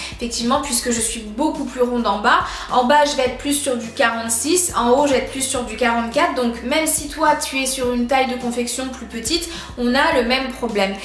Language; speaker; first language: French; native; French